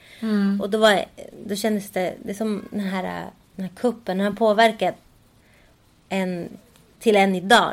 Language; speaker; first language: Swedish; early bilingual, other home language; Spanish